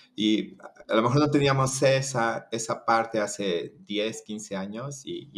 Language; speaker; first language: Spanish; native; Spanish